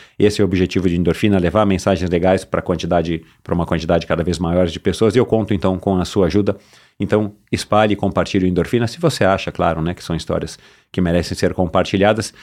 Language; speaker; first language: Portuguese; native; Portuguese